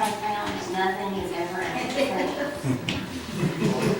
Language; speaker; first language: English; native; English